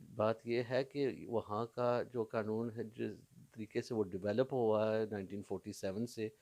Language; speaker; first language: Urdu; early bilingual, heritage; Urdu